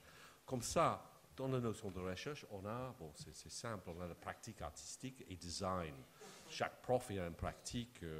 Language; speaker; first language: French; non-native, fluent; English